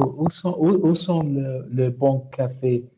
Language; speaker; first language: French; non-native, learner; Arabic